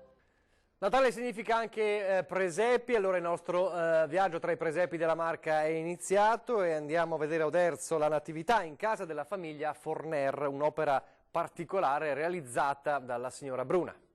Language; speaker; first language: Italian; native; Italian